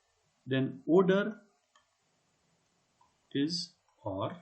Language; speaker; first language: German; non-native, fluent; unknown